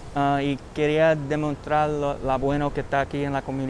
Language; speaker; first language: Spanish; early bilingual, heritage; English